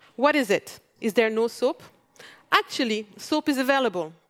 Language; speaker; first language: English; non-native, fluent; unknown